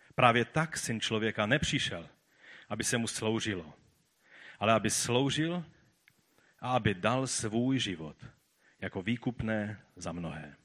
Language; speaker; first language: Czech; native; Czech